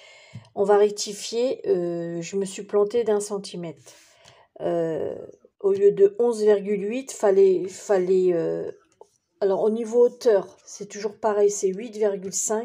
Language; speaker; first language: French; native; French